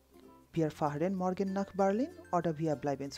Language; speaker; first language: German; non-native, fluent; Bangla